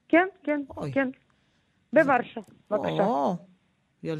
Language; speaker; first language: Hebrew; non-native, learner; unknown